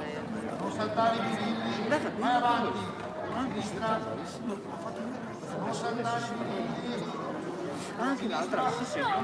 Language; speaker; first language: Italian; native; Italian